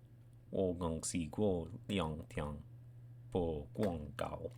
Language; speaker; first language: Chinese; non-native, learner; English